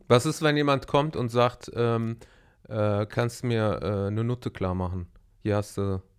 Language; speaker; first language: German; early bilingual, other home language; Arabic